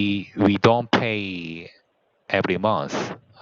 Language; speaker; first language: English; non-native, learner; Korean